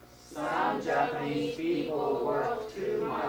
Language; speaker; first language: English; non-native, learner; Japanese